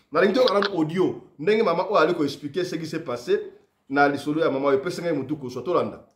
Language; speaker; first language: Lingala; native; Lingala